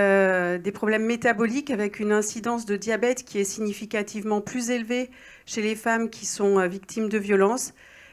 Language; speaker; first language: French; native; French